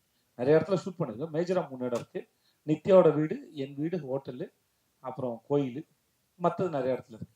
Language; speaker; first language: Tamil; native; Tamil